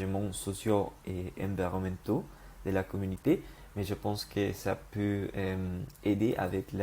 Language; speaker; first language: French; non-native, learner; Spanish